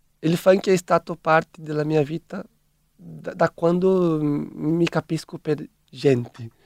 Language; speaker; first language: Italian; non-native, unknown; Portuguese